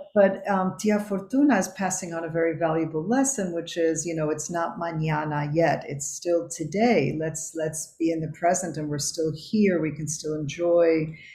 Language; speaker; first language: English; early bilingual, other home language; Spanish